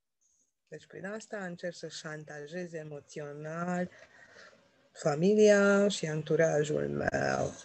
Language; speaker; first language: Romanian; non-native, local second language; Hungarian